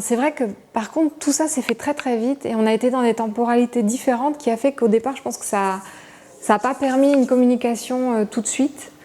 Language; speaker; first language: French; native; French